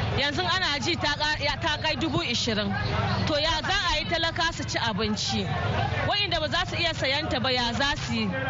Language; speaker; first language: Hausa; non-native, local second language; Igbo